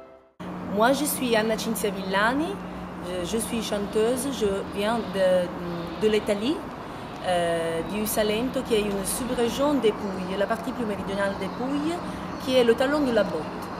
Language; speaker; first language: French; non-native, fluent; Italian